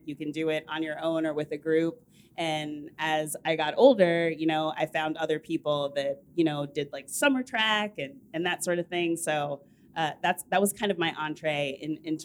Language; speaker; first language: English; native; English